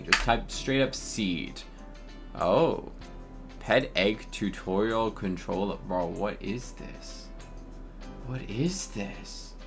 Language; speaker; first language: English; native; English